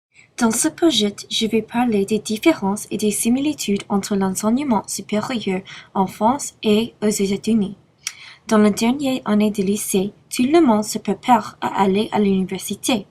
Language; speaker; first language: French; non-native, learner; English